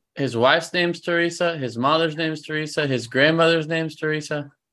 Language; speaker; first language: English; native; English